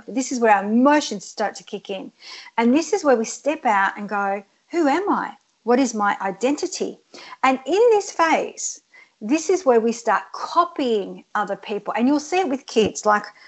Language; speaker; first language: English; early bilingual, other home language; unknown